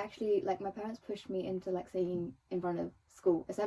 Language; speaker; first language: English; non-native, local second language; Telugu